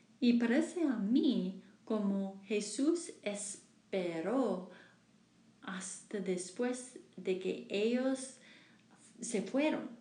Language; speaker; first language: Spanish; non-native, learner; English